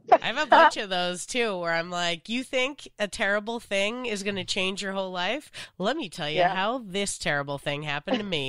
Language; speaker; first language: English; native; English